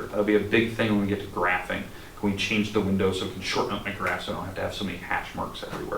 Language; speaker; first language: English; native; English